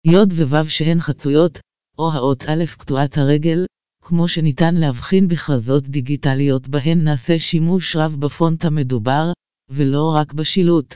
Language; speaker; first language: Hebrew; native; Hebrew